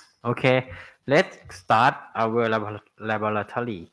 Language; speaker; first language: English; non-native, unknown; Thai